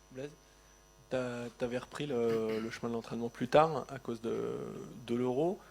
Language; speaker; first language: French; native; French